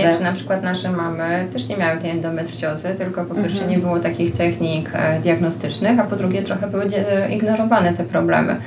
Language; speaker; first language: Polish; native; Polish